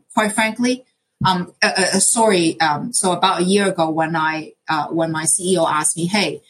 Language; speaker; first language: English; non-native, local second language; Cantonese